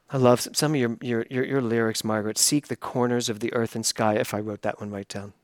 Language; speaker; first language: English; native; English